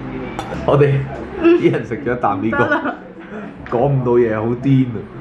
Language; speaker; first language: Chinese; native; Chinese